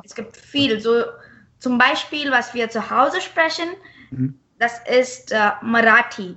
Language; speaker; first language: German; non-native, fluent; Marathi